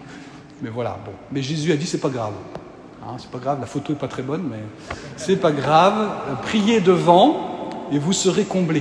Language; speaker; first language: French; native; French